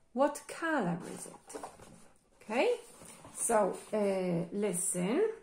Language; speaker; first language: English; non-native, fluent; Polish